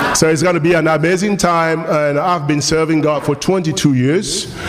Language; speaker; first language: English; non-native, local second language; French